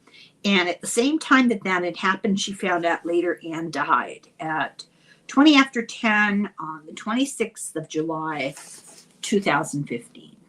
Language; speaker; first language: English; native; English